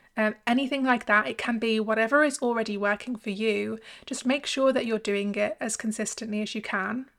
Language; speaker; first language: English; native; English